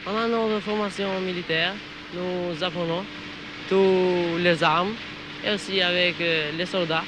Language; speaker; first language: French; non-native, learner; Albanian